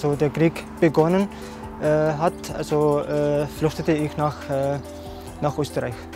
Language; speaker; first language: German; non-native, learner; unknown